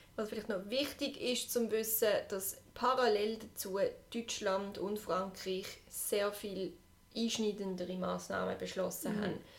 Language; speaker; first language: German; native; German